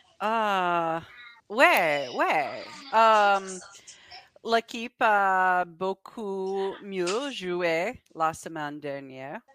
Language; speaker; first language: French; non-native, learner; English